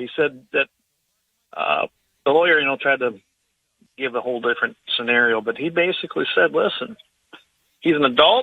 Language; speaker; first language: English; native; English